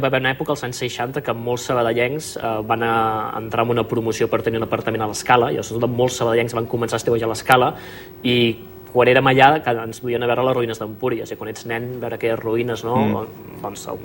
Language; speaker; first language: Catalan; native; Catalan